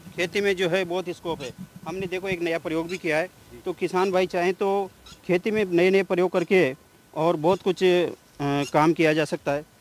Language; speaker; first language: Hindi; native; Hindi